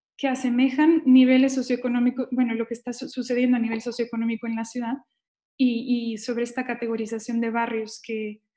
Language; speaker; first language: Spanish; native; Spanish